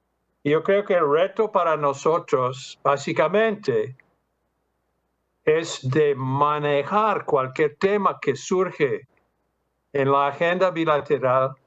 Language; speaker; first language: Spanish; non-native, fluent; English